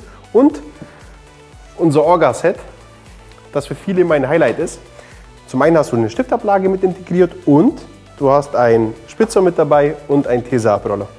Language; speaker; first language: German; native; German